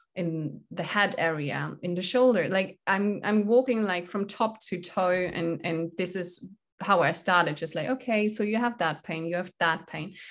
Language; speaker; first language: English; non-native, fluent; German